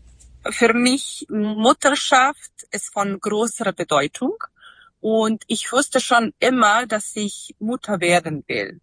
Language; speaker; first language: German; non-native, learner; Serbian